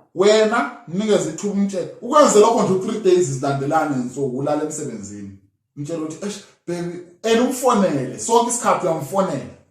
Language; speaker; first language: Zulu; native; Zulu